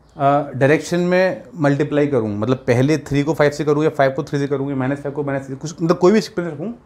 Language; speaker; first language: Hindi; native; Hindi